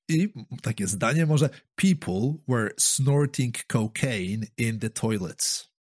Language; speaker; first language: English; non-native, fluent; Polish